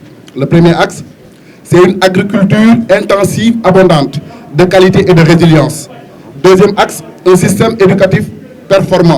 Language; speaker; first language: French; non-native, local second language; Wolof